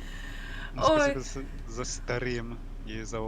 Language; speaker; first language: Russian; non-native, learner; English